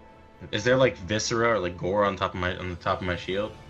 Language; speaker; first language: English; native; English